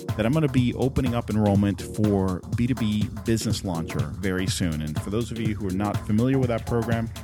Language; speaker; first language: English; non-native, fluent; Spanish